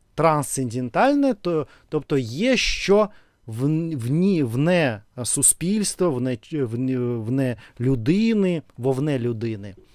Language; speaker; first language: Ukrainian; non-native, local second language; Russian